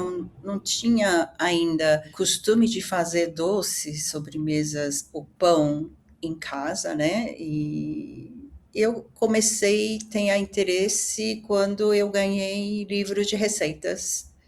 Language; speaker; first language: Portuguese; early bilingual, other home language; Japanese